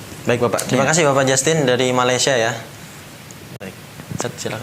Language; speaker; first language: Indonesian; native; Indonesian